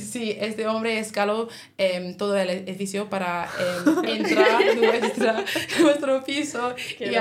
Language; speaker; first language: Spanish; non-native, learner; English